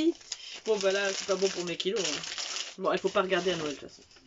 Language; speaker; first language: French; native; French